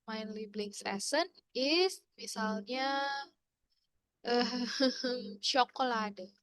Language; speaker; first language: German; non-native, learner; Indonesian